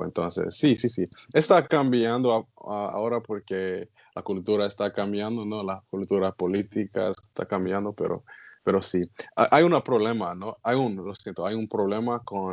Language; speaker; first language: Spanish; non-native, learner; English